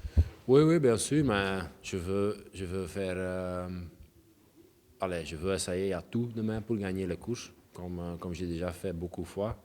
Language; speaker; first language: French; non-native, local second language; Dutch